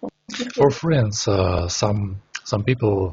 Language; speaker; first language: English; non-native, learner; Russian